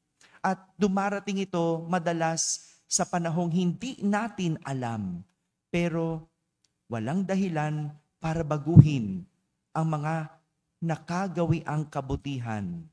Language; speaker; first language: Filipino; native; Filipino